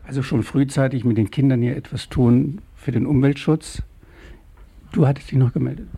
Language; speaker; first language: German; native; German